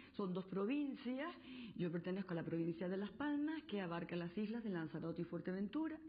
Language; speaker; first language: Spanish; native; Spanish